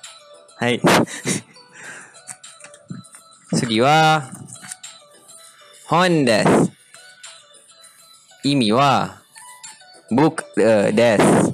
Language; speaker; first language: Japanese; non-native, learner; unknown